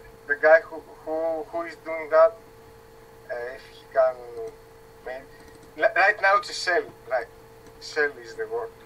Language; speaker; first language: English; non-native, learner; Spanish